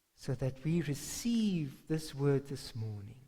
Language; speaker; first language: English; non-native, local second language; Afrikaans